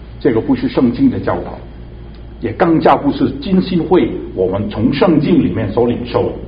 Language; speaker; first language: Chinese; non-native, local second language; Cantonese